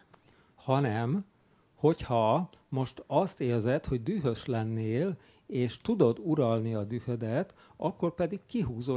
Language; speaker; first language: Hungarian; native; Hungarian